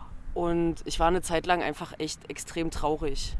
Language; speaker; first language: German; native; German